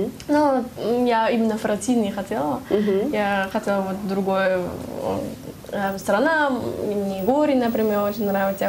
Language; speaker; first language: Russian; non-native, learner; German